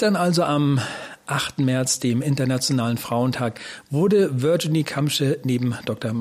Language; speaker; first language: German; native; German